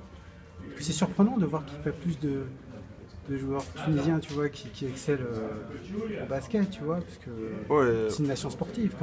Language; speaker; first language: French; native; French